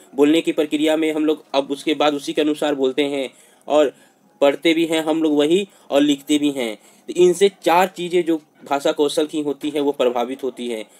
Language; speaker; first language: Hindi; non-native, local second language; Bhojpuri